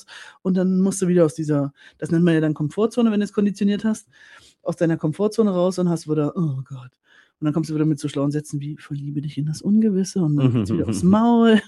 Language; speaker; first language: German; native; German